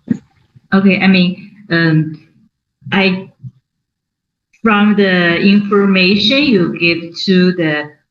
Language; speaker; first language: English; non-native, learner; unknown